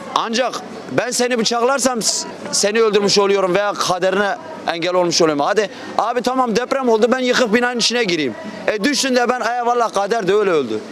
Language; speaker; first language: Turkish; non-native, local second language; Kurdish